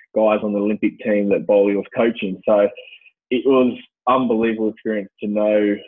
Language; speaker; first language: English; native; English